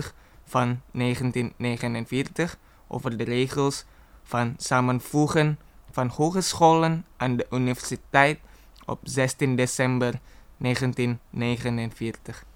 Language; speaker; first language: Dutch; non-native, fluent; Indonesian